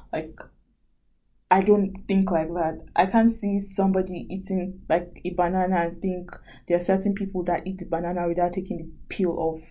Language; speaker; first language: English; non-native, local second language; Yoruba